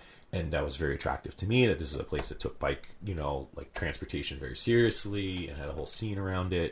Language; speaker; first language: English; native; English